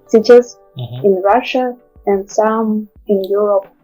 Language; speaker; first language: English; non-native, learner; Russian